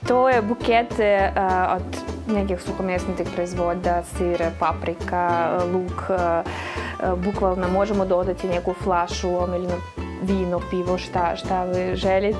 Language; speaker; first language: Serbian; non-native, fluent; Russian